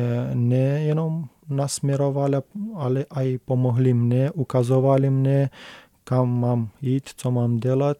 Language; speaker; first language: Czech; non-native, learner; Romanian